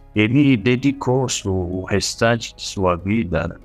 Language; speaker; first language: Portuguese; non-native, fluent; English